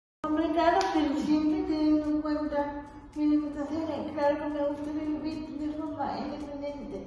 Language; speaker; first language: Spanish; native; Spanish